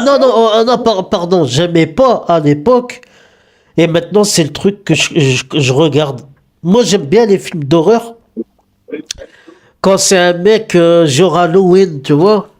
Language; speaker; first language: French; native; French